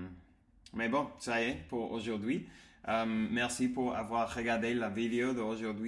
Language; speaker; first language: French; non-native, learner; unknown